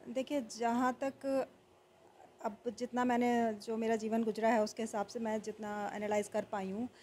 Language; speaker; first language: Hindi; native; Hindi